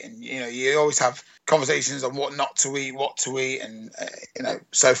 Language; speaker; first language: English; native; English